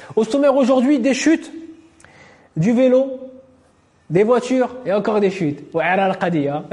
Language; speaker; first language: French; non-native, local second language; Arabic